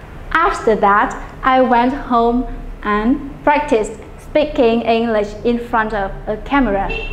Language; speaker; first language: English; non-native, fluent; Vietnamese